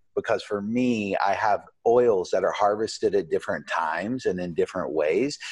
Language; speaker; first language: English; native; English